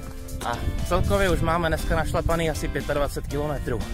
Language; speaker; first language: Czech; native; Czech